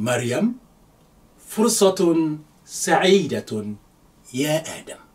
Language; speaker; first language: Arabic; non-native, fluent; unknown